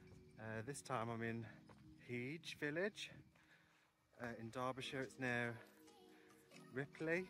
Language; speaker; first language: English; native; English